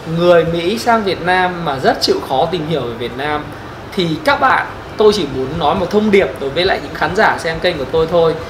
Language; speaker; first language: Vietnamese; native; Vietnamese